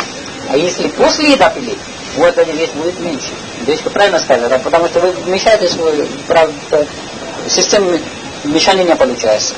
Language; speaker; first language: Russian; non-native, learner; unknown